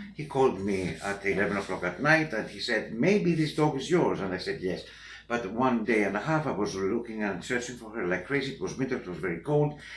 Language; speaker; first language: English; non-native, fluent; Greek